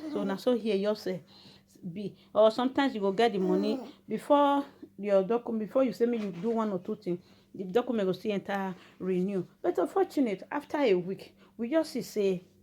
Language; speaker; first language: Nigerian Pidgin; native; Nigerian Pidgin